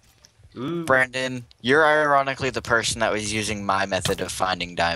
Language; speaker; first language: English; native; English